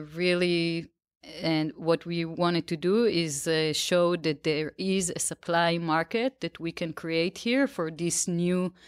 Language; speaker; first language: English; non-native, fluent; Hebrew